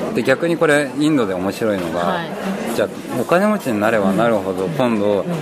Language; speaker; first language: Japanese; early bilingual, heritage; Japanese